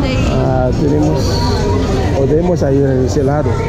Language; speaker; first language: Spanish; non-native, learner; Haitian Creole